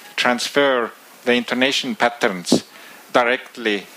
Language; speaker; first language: English; non-native, fluent; Estonian